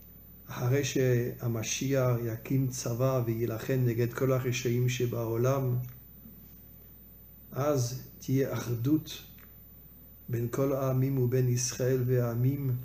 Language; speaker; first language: Hebrew; non-native, fluent; French